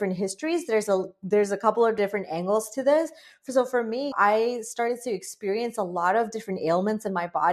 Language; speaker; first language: English; non-native, local second language; Bangla